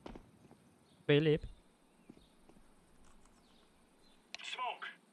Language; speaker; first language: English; non-native, learner; Hungarian